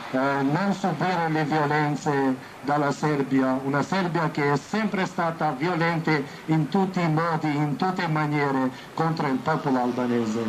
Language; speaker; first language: Italian; non-native, fluent; Albanian